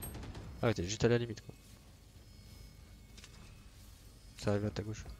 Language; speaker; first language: French; native; French